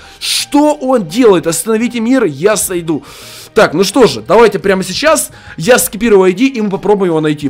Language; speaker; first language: Russian; native; Russian